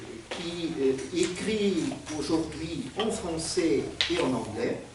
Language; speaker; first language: French; non-native, fluent; Portuguese